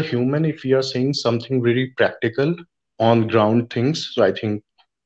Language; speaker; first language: English; non-native, local second language; Hindi